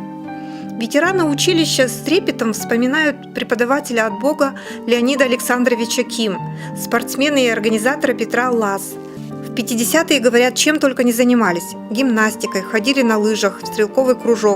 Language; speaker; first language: Russian; native; Russian